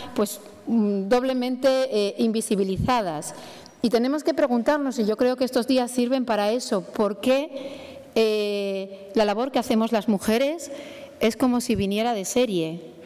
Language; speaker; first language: Spanish; native; Spanish